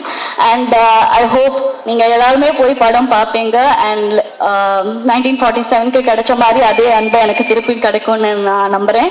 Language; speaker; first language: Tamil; non-native, fluent; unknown